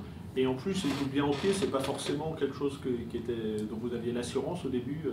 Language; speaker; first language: French; native; French